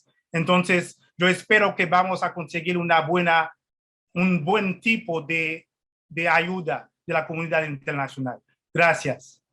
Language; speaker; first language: Spanish; non-native, fluent; Haitian Creole